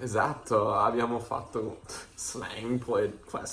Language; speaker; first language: Italian; non-native, learner; English